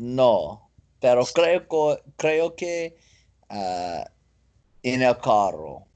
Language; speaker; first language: Spanish; non-native, learner; English